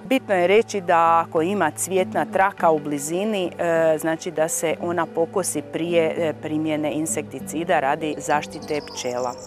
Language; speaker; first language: Croatian; native; Croatian